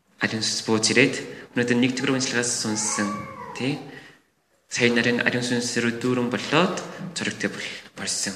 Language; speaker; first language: Mongolian; non-native, fluent; Korean